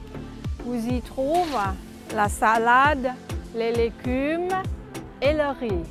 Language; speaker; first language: French; non-native, fluent; Thai